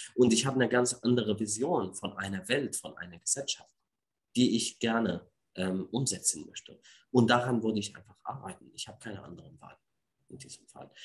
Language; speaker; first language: German; non-native, fluent; Arabic